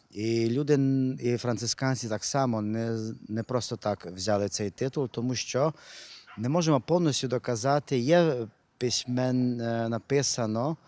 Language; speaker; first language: Ukrainian; non-native, local second language; Hungarian